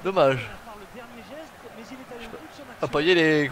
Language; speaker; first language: French; native; French